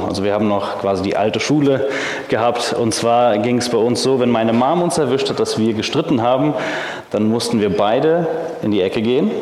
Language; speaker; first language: German; early bilingual, heritage; German